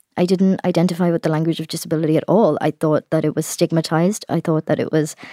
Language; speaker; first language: English; native; English